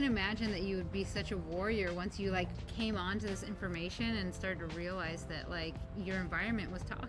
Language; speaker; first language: English; native; English